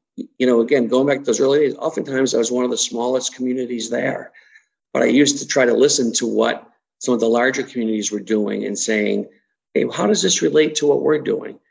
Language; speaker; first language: English; native; English